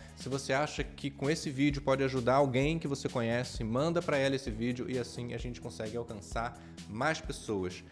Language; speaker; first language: Portuguese; native; Portuguese